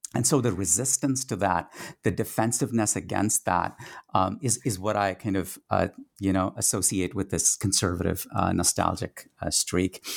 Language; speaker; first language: English; non-native, local second language; Tamil